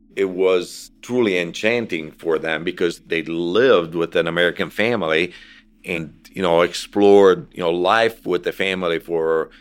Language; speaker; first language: English; non-native, fluent; Italian